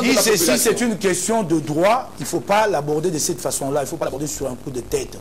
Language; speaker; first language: French; non-native, local second language; Lingala